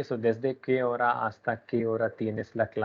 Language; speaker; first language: Spanish; non-native, learner; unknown